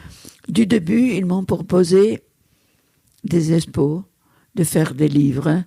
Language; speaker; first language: French; non-native, fluent; Italian